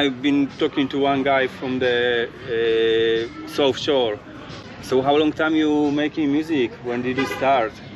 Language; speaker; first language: English; non-native, learner; Polish